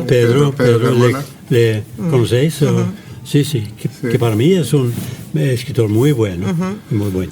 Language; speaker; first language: Spanish; non-native, fluent; Norwegian